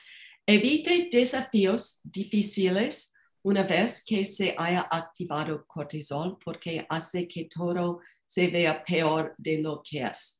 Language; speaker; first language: Spanish; non-native, fluent; English